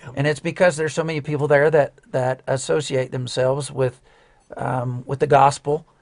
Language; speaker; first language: English; native; English